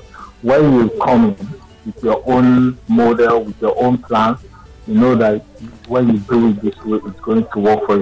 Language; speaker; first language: English; non-native, local second language; Igbo